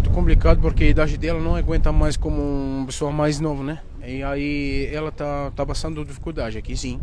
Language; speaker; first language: Portuguese; non-native, fluent; Arabic